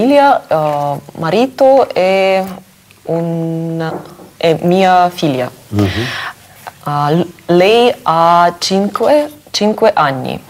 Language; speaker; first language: Italian; non-native, learner; Russian